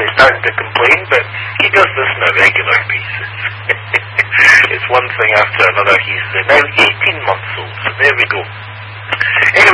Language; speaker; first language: English; native; English